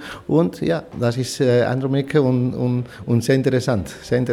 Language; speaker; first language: German; non-native, fluent; Spanish